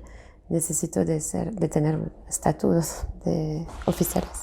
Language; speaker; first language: Spanish; non-native, fluent; French